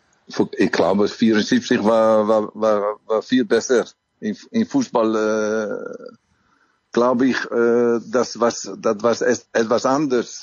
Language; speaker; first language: German; non-native, learner; Dutch